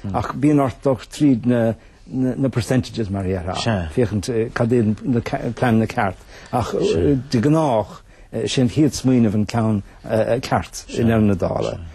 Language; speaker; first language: Irish; native; Irish